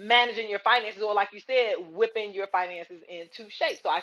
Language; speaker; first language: English; native; English